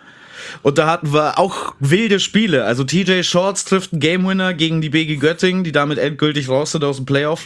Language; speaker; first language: German; native; German